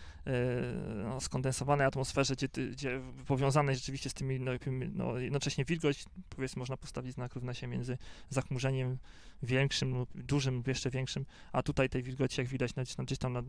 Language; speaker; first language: Polish; native; Polish